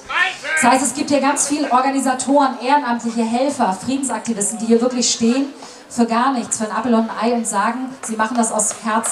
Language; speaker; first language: German; native; German